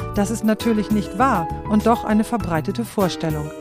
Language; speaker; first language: German; native; German